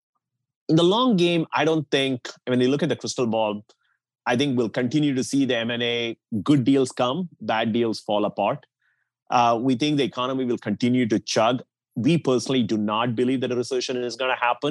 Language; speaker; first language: English; non-native, local second language; Tamil